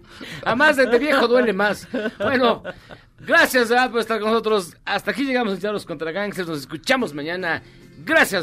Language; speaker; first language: Spanish; native; Spanish